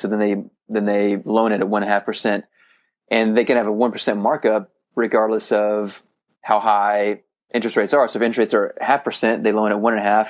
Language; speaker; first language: English; native; English